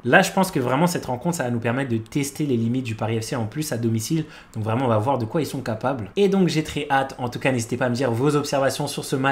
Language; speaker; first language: French; native; French